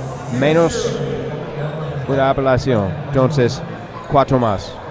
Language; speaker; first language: Spanish; non-native, learner; English